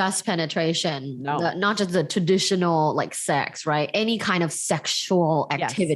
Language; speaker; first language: English; native; English